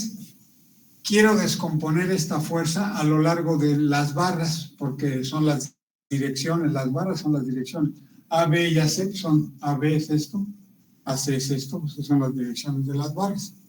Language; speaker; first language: Spanish; native; Spanish